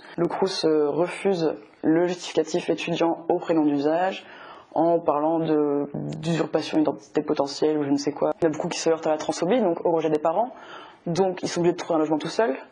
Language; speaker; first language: French; native; French